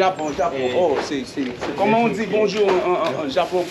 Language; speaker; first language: French; non-native, local second language; Haitian Creole